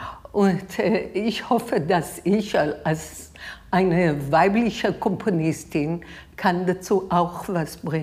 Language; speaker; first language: German; non-native, learner; Hebrew